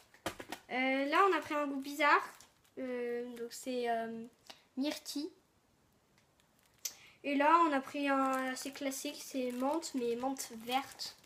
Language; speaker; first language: French; native; French